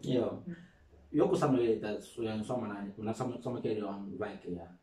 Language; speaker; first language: Finnish; non-native, learner; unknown